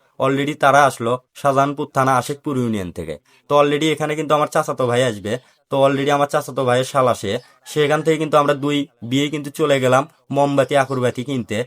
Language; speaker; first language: Bangla; native; Bangla